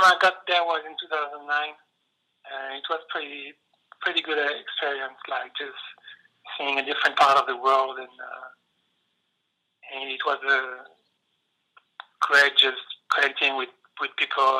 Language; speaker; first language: English; non-native, fluent; French